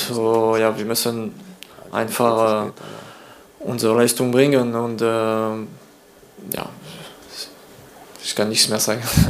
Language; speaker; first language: German; non-native, learner; French